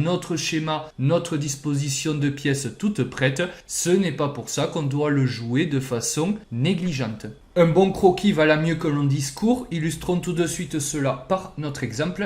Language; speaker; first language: French; native; French